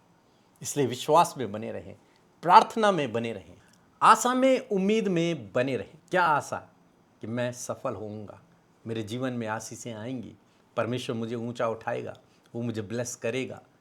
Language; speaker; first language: Hindi; native; Hindi